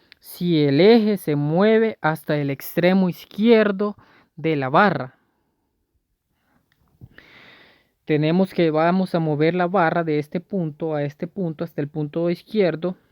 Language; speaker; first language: Spanish; native; Spanish